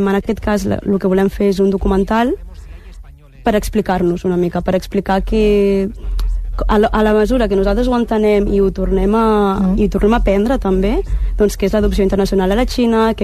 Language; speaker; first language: Catalan; early bilingual, other home language; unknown